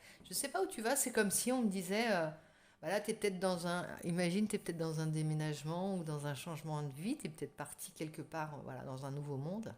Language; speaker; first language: French; native; French